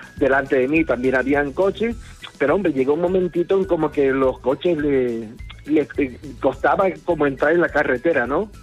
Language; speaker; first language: Spanish; native; Spanish